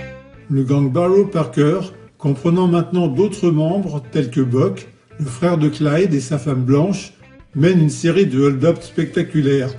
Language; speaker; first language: French; native; French